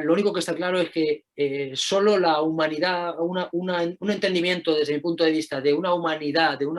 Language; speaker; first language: Spanish; native; Spanish